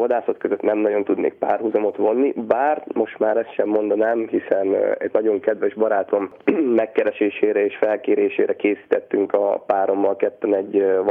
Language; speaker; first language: Hungarian; native; Hungarian